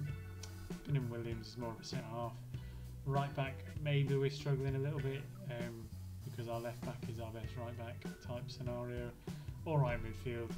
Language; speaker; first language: English; native; English